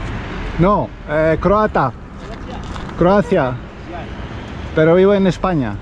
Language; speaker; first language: Spanish; non-native, fluent; Croatian